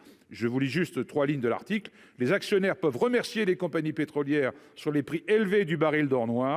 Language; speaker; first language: French; native; French